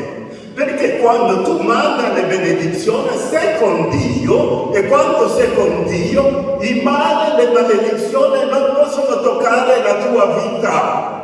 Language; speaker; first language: Italian; non-native, fluent; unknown